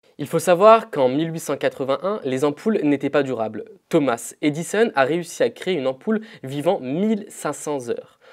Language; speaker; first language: French; native; French